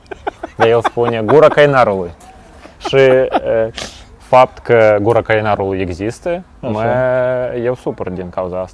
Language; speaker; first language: Romanian; non-native, local second language; Russian